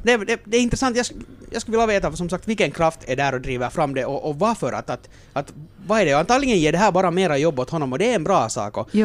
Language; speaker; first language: Swedish; native; Swedish